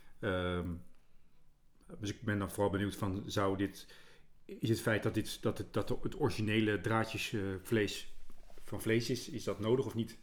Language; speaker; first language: Dutch; native; Dutch